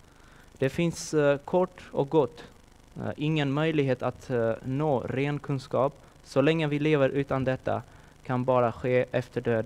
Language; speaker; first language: Swedish; non-native, fluent; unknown